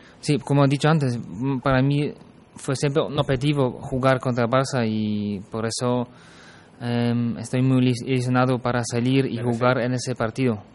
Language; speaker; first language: Spanish; non-native, fluent; German